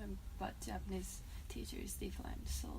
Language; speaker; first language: English; non-native, fluent; Japanese